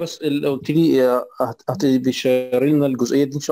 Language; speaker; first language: Arabic; native; Arabic